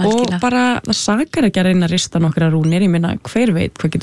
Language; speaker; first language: Icelandic; native; Icelandic